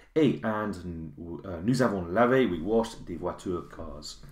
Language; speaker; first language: French; non-native, fluent; English